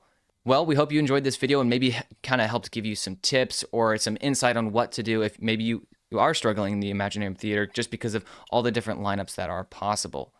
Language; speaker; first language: English; native; English